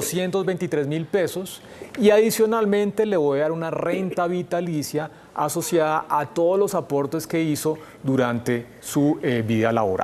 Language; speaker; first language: Spanish; native; Spanish